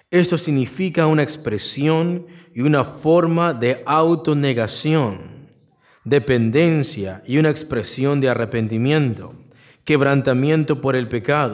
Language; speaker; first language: Spanish; native; Spanish